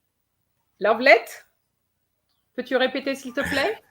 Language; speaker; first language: French; non-native, fluent; English